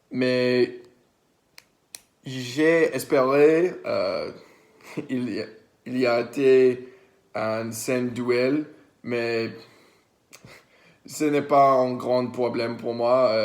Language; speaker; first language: French; non-native, learner; English